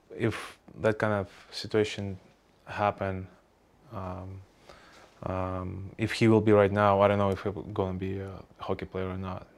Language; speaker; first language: English; non-native, learner; Russian